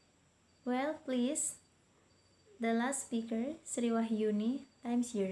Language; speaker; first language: English; non-native, learner; Indonesian